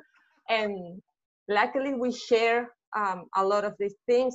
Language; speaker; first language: English; non-native, fluent; Spanish